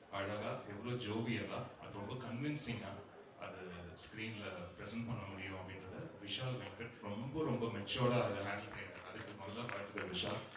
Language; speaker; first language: Tamil; native; Tamil